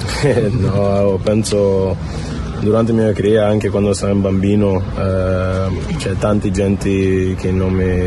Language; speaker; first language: Italian; non-native, learner; English